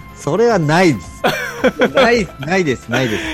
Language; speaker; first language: Japanese; native; Japanese